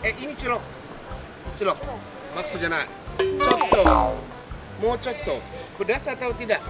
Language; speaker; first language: Indonesian; non-native, fluent; Japanese